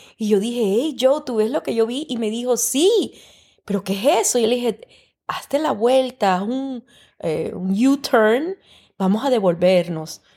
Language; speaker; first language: Spanish; early bilingual, heritage; Spanish